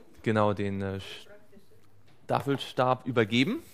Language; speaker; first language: German; native; German